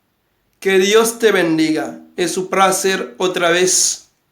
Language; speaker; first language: Spanish; non-native, fluent; Haitian Creole